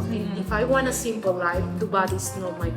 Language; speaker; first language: English; non-native, fluent; Spanish